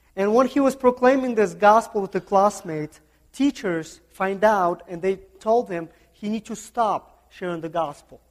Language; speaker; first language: English; non-native, fluent; Kazakh